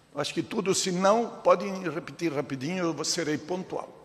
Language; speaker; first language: Portuguese; native; Portuguese